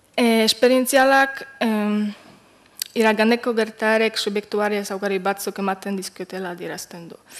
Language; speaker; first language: Basque; non-native, fluent; Polish